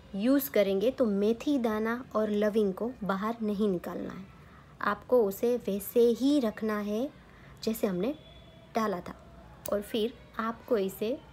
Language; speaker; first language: Hindi; non-native, local second language; Gujarati